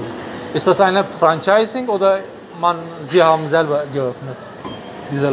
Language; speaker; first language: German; early bilingual, other home language; Turkish